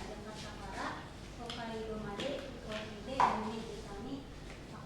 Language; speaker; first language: Japanese; non-native, learner; Indonesian